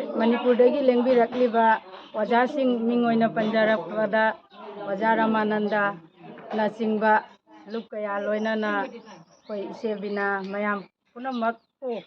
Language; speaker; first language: Manipuri; native; Manipuri